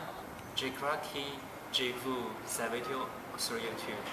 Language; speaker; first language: French; non-native, learner; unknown